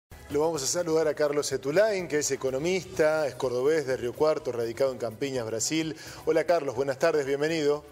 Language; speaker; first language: Spanish; native; Spanish